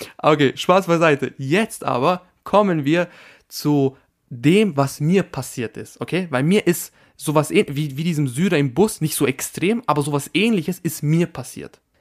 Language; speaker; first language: German; early bilingual, other home language; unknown